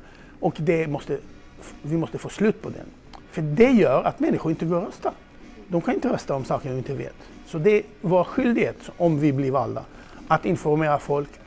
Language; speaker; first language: Swedish; non-native, fluent; Hebrew